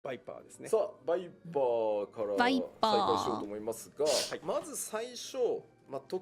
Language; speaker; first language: Japanese; native; Japanese